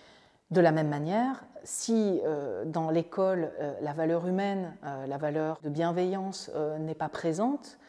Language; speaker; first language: French; native; French